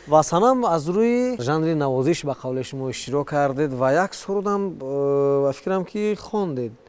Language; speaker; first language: Tajik; native; Tajik